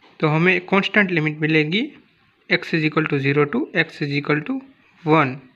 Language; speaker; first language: Hindi; non-native, local second language; Gujarati